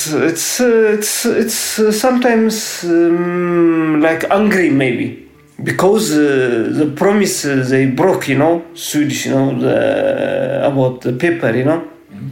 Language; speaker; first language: English; non-native, learner; Tigrinya